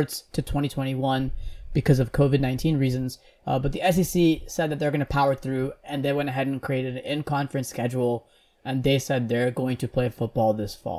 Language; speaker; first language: English; native; English